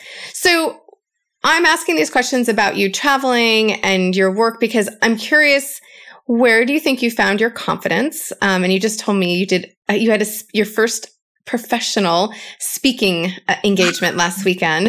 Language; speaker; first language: English; native; English